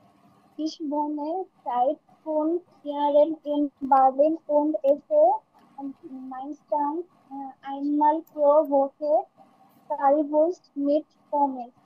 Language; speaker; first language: German; non-native, learner; Bangla